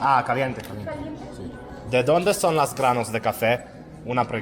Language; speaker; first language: Spanish; non-native, learner; Hebrew